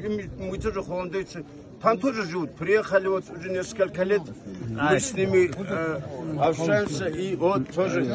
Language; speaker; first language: Russian; non-native, local second language; Chechen